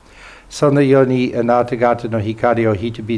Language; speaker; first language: Japanese; non-native, fluent; English